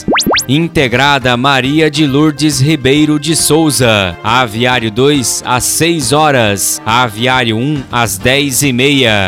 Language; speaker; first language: Portuguese; native; Portuguese